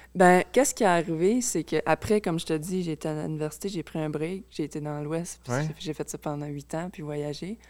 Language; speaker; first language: French; native; French